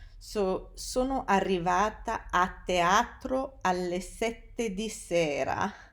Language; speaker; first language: Italian; non-native, fluent; English